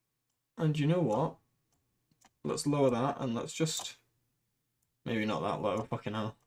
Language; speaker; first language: English; native; English